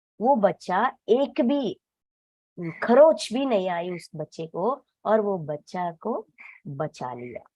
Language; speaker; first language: Hindi; non-native, local second language; Telugu